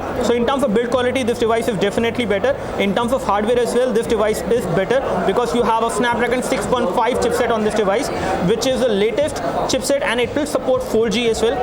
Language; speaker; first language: English; non-native, local second language; Hindi